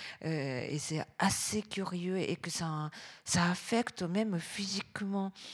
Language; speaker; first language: French; non-native, fluent; Japanese